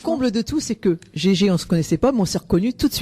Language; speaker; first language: French; native; French